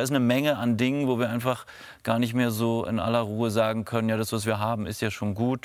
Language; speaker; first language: German; native; German